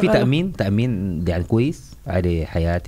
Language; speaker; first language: Arabic; native; Arabic